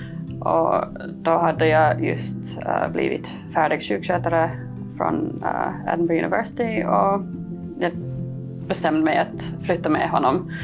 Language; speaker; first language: Swedish; non-native, fluent; English